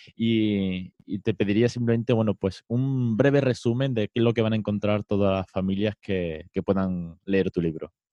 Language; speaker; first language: Spanish; native; Spanish